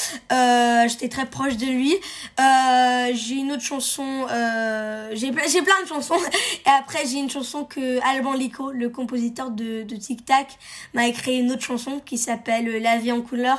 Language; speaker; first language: French; early bilingual, heritage; French